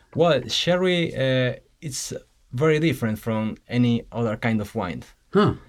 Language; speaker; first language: English; non-native, fluent; Spanish